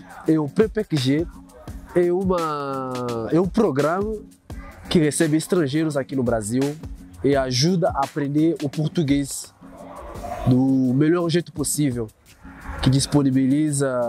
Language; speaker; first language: Portuguese; non-native, fluent; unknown